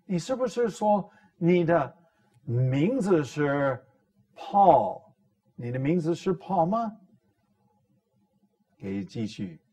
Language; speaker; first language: Chinese; non-native, fluent; English